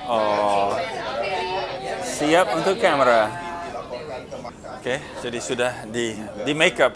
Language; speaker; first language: Indonesian; non-native, fluent; English